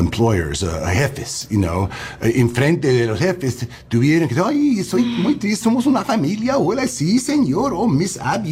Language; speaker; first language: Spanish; early bilingual, heritage; English